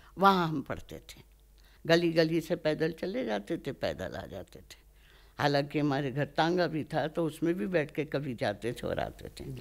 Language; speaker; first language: Hindi; native; Hindi